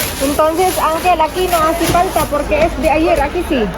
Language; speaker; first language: Spanish; non-native, learner; Filipino